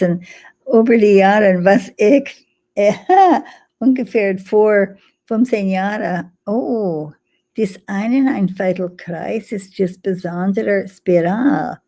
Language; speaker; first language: German; non-native, fluent; English